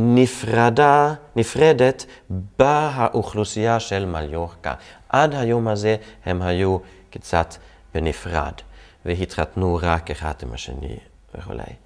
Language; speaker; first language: Hebrew; non-native, fluent; Swedish